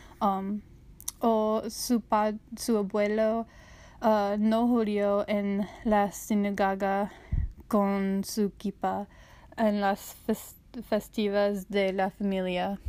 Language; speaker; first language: Spanish; non-native, learner; English